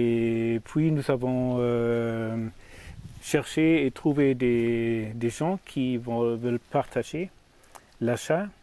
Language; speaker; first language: French; non-native, learner; German